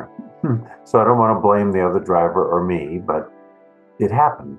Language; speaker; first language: English; native; English